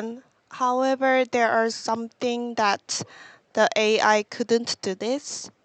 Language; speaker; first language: English; non-native, learner; Korean